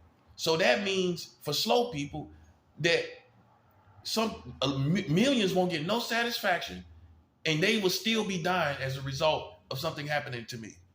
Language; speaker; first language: English; native; English